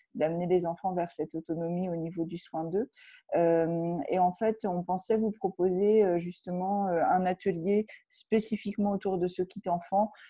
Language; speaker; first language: French; native; French